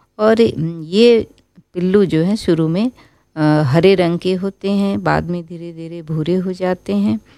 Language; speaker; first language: Hindi; native; Hindi